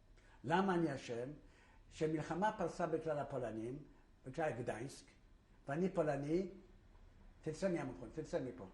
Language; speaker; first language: Hebrew; non-native, fluent; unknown